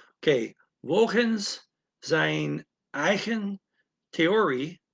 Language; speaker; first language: Dutch; non-native, learner; English